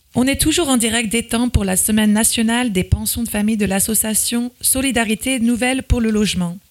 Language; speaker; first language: French; native; French